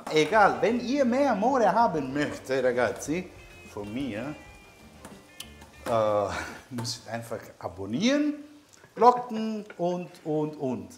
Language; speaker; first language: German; non-native, learner; Italian